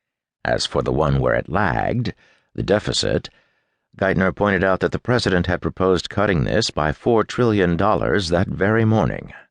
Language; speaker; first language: English; native; English